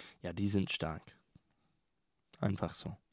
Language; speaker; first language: German; non-native, learner; English